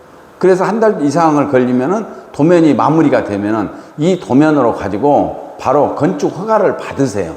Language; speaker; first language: Korean; native; Korean